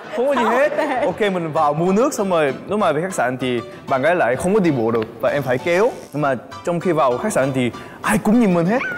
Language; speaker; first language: Vietnamese; non-native, fluent; Korean